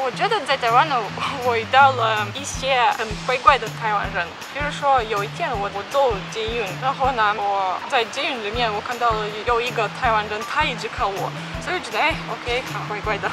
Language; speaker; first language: Chinese; non-native, learner; Russian